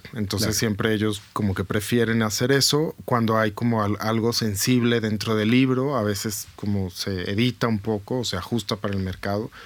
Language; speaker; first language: Spanish; native; Spanish